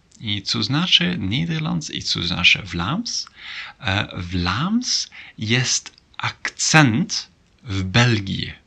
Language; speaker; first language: Polish; non-native, learner; Dutch